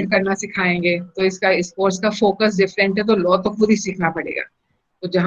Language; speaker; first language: Hindi; native; Hindi